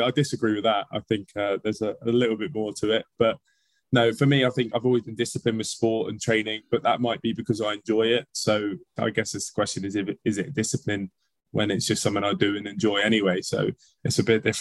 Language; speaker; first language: English; native; English